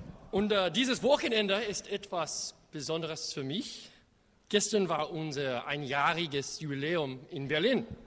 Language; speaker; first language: German; non-native, learner; English